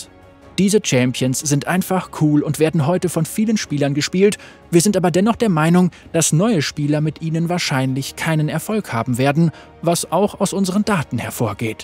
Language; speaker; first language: German; native; German